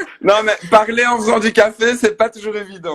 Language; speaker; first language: French; native; French